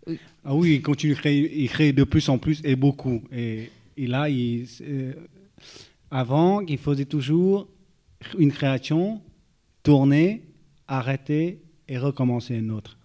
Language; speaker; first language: French; non-native, fluent; Vietnamese